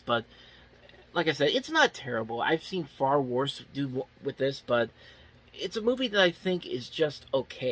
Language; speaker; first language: English; native; English